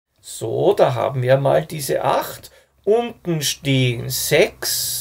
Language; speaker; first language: German; native; German